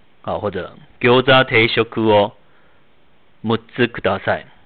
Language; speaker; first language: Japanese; non-native, fluent; Chinese